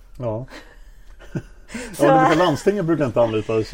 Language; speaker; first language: Swedish; native; Swedish